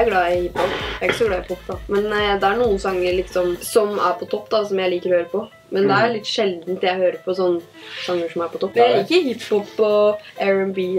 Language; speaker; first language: Norwegian; native; Norwegian